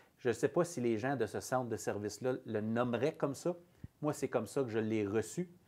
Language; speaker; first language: French; native; French